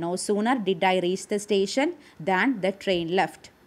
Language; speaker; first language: English; non-native, local second language; Malayalam